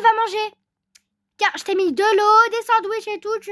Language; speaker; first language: French; native; French